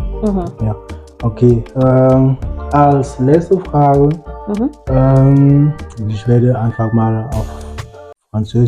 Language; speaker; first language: German; non-native, learner; French